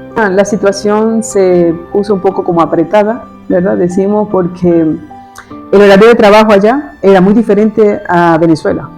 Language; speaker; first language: Spanish; native; Spanish